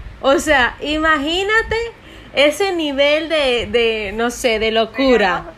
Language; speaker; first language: Spanish; native; Spanish